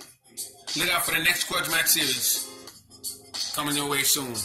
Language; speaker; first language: English; native; English